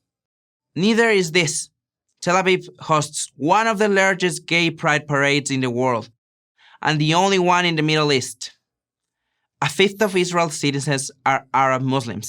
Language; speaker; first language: English; non-native, fluent; Spanish